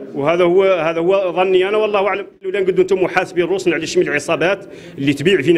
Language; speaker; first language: Arabic; native; Arabic